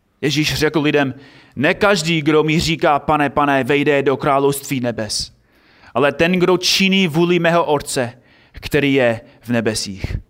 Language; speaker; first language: Czech; non-native, fluent; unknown